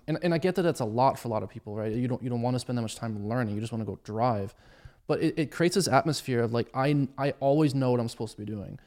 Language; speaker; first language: English; early bilingual, other home language; German